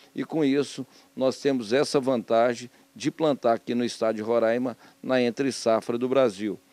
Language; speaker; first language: Portuguese; native; Portuguese